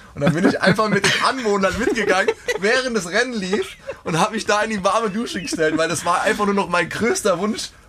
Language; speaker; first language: German; native; German